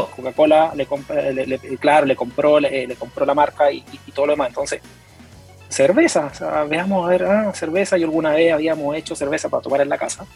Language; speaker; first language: Spanish; native; Spanish